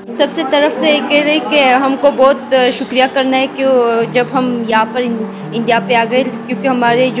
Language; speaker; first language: Hindi; non-native, learner; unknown